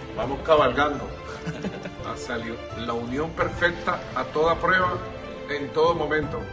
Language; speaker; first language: Spanish; native; Spanish